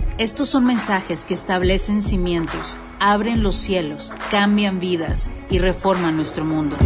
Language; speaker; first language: Spanish; native; Spanish